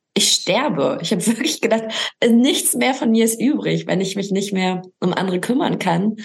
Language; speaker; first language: German; native; German